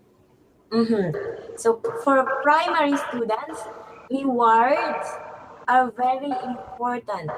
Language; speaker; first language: English; non-native, fluent; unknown